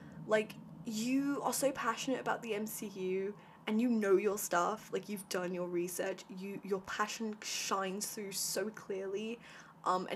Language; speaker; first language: English; native; English